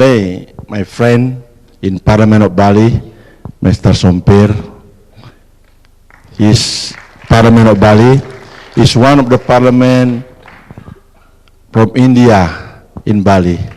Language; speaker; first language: English; non-native, fluent; Indonesian